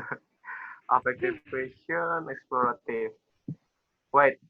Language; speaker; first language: English; non-native, learner; Indonesian